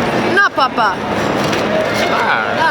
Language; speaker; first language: Indonesian; non-native, learner; English